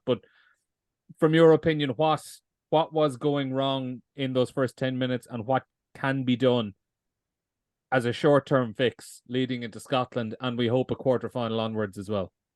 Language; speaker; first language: English; native; English